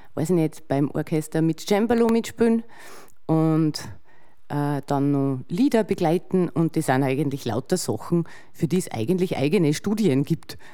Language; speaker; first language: German; native; German